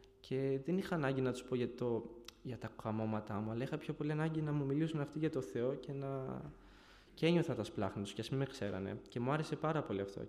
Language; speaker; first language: Greek; early bilingual, other home language; Bulgarian